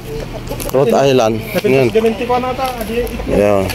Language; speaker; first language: Filipino; native; Filipino